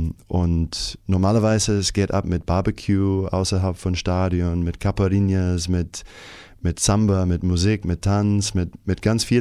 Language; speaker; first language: German; non-native, fluent; English